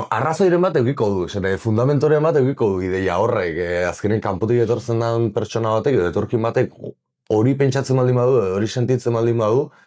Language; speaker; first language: Basque; native; Basque